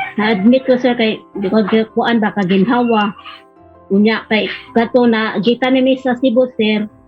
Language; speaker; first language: Cebuano; native; Cebuano